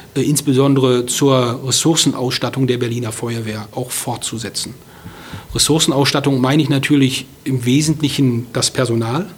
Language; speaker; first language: German; native; German